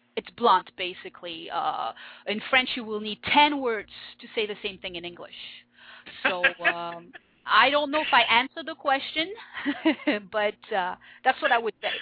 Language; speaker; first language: English; non-native, fluent; French